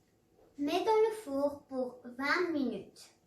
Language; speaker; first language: French; non-native, learner; English